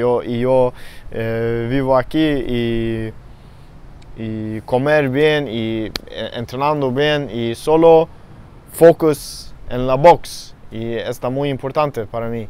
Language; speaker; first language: Spanish; non-native, learner; Swedish